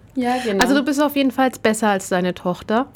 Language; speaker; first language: German; native; German